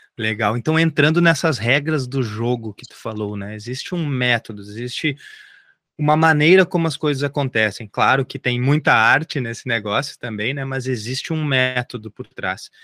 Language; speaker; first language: Portuguese; native; Portuguese